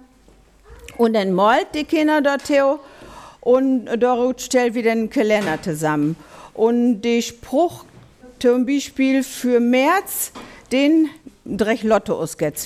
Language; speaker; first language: German; native; German